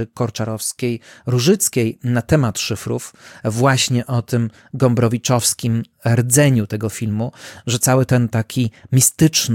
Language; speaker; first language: Polish; native; Polish